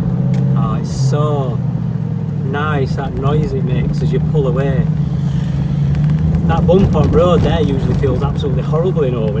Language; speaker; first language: English; native; English